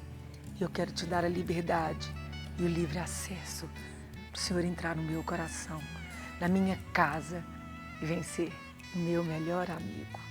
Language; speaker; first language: Portuguese; native; Portuguese